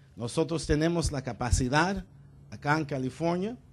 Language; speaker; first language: Spanish; early bilingual, other home language; English